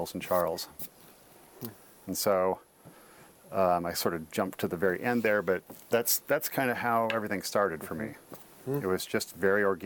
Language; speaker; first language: English; native; English